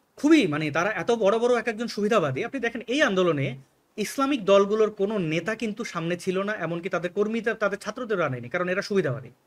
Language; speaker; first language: Bangla; native; Bangla